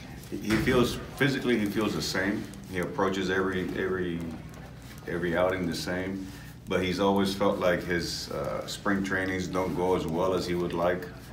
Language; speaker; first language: English; early bilingual, other home language; Spanish